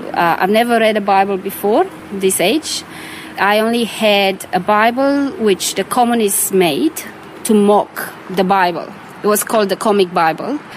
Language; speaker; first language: English; non-native, fluent; Romanian